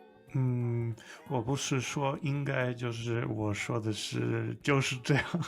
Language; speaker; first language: Chinese; non-native, fluent; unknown